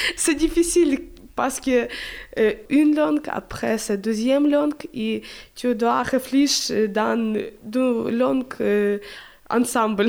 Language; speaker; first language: French; non-native, learner; Ukrainian